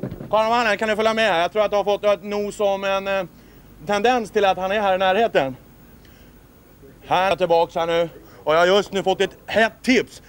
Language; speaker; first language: Swedish; native; Swedish